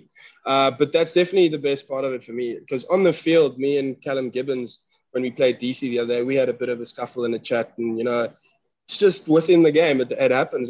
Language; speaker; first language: English; non-native, local second language; Afrikaans